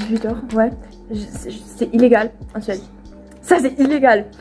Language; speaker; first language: French; non-native, fluent; Swedish